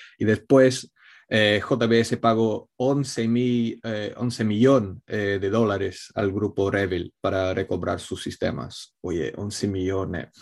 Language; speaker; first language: Spanish; non-native, fluent; Italian